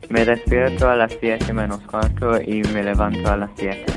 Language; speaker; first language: Spanish; non-native, learner; English